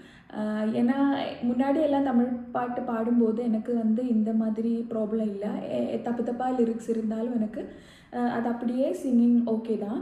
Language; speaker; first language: Tamil; non-native, learner; Malayalam